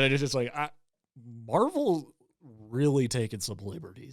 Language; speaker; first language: English; native; English